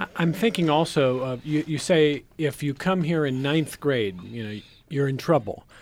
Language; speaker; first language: English; native; English